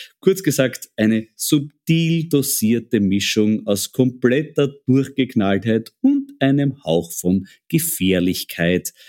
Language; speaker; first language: German; native; German